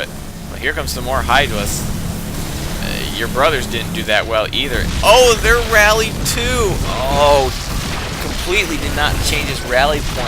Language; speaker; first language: English; native; English